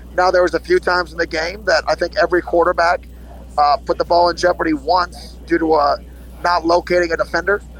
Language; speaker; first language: English; native; English